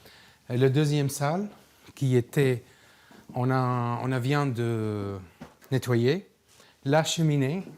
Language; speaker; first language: French; non-native, learner; Arabic